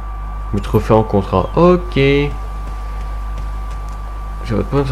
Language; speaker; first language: French; native; French